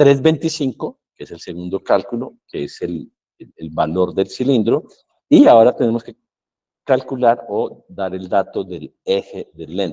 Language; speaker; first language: Spanish; native; Spanish